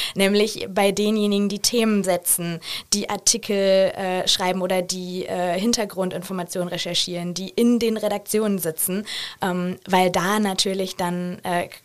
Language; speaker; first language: German; native; German